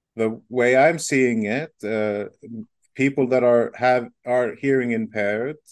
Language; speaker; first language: English; non-native, fluent; Icelandic